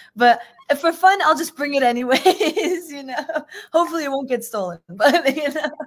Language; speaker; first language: English; native; English